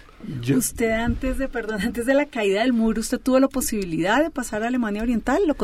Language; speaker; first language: Spanish; native; Spanish